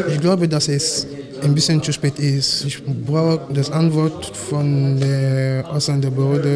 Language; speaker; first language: German; non-native, learner; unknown